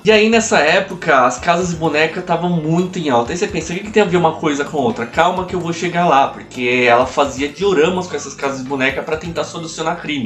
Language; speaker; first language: Portuguese; native; Portuguese